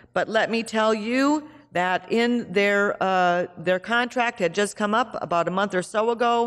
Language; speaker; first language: English; native; English